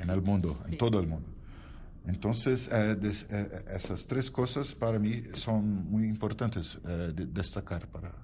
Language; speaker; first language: Spanish; non-native, learner; Portuguese